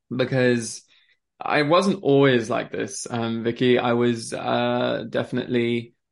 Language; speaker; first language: English; early bilingual, other home language; French